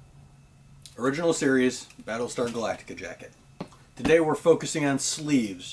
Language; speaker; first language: English; native; English